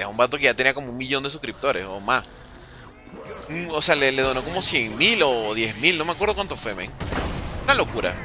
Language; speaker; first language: Spanish; native; Spanish